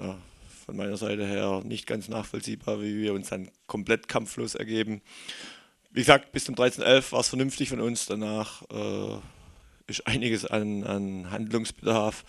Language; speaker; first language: German; native; German